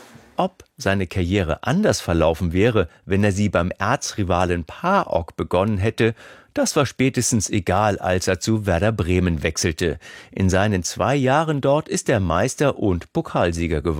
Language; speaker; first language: German; native; German